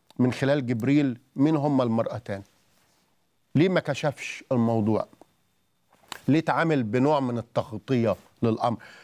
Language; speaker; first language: Arabic; native; Arabic